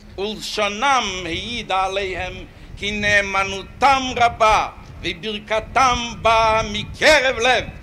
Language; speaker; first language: Hebrew; non-native, fluent; Yiddish